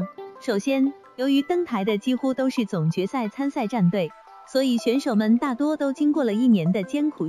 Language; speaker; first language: Chinese; native; Chinese